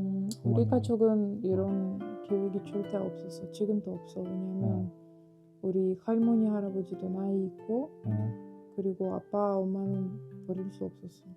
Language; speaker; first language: Korean; non-native, fluent; Ukrainian